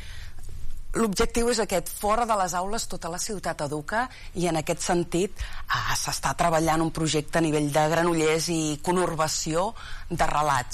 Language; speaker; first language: Catalan; native; Catalan